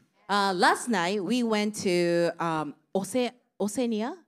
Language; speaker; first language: English; non-native, learner; Japanese